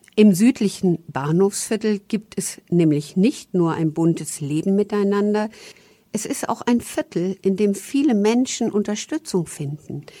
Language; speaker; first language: German; native; German